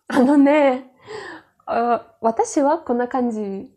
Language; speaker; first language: Japanese; non-native, learner; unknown